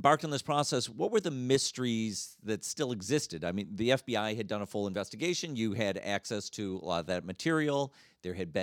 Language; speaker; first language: English; native; English